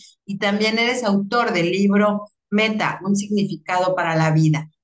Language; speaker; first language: Spanish; native; Spanish